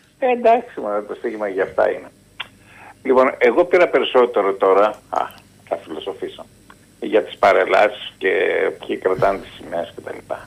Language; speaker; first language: Greek; native; Greek